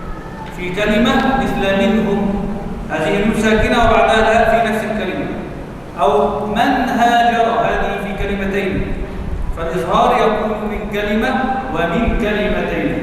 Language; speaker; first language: Arabic; native; Arabic